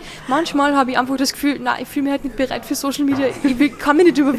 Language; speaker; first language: German; native; German